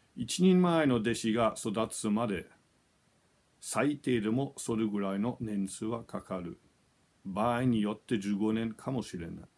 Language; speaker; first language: Japanese; non-native, fluent; German